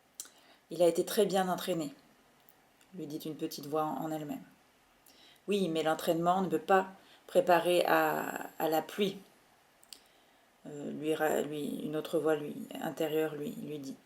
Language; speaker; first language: French; native; French